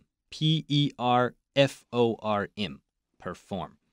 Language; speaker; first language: English; native; English